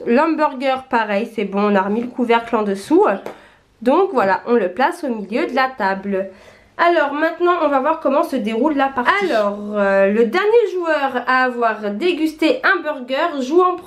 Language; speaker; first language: French; native; French